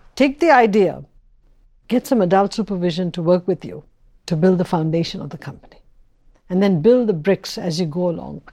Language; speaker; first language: English; non-native, local second language; Tamil